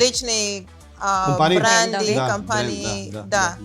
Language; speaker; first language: Macedonian; non-native, learner; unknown